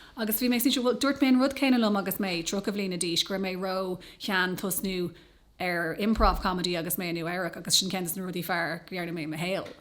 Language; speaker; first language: Irish; non-native, local second language; English